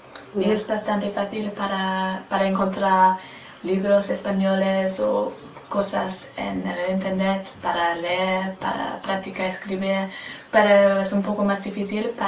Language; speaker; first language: Spanish; non-native, learner; English